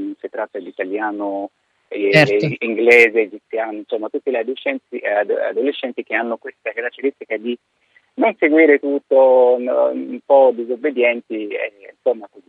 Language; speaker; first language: Italian; non-native, fluent; Arabic